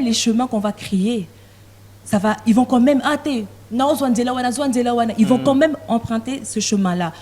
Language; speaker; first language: French; non-native, local second language; Lingala